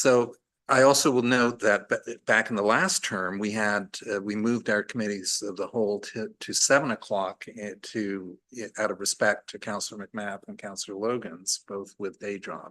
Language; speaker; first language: English; native; English